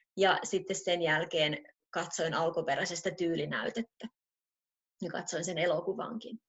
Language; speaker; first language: Finnish; native; Finnish